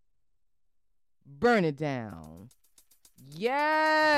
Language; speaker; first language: English; native; English